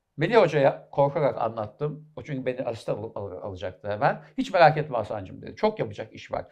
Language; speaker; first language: Turkish; native; Turkish